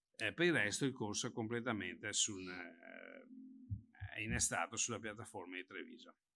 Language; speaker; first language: Italian; native; Italian